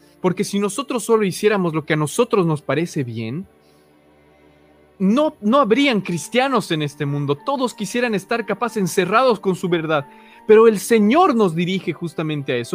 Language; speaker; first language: Spanish; native; Spanish